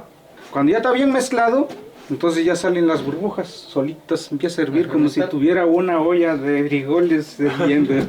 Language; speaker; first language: Spanish; native; Spanish